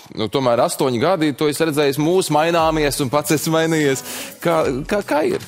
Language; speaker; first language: Latvian; native; Latvian